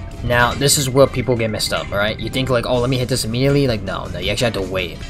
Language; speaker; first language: English; native; English